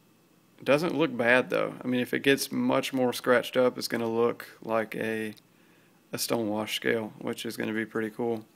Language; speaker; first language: English; native; English